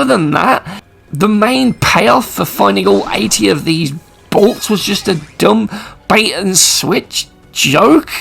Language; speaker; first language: English; native; English